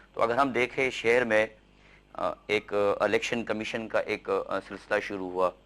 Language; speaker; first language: Urdu; native; Urdu